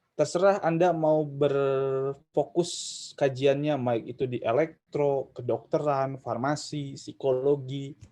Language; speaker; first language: Indonesian; non-native, local second language; Sundanese